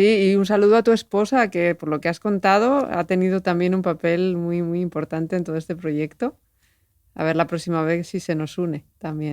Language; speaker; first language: Spanish; native; Spanish